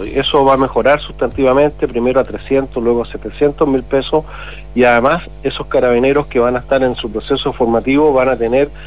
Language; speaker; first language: Spanish; native; Spanish